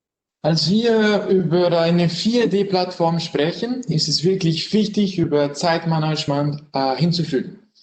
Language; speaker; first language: German; non-native, learner; French